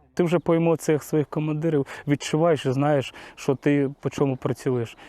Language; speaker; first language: Ukrainian; non-native, local second language; Russian